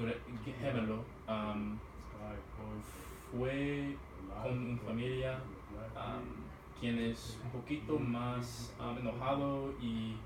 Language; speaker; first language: Spanish; non-native, learner; English